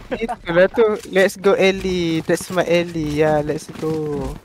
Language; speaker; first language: English; non-native, local second language; Malay